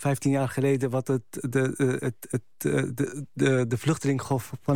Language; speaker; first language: Dutch; non-native, fluent; Arabic